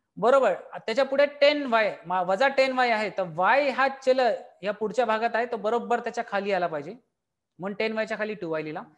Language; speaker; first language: Marathi; native; Marathi